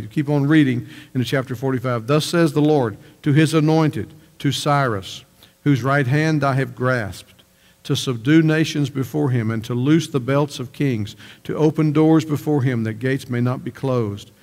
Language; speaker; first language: English; native; English